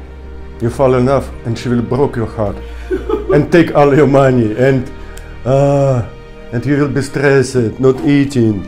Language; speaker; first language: English; non-native, learner; Russian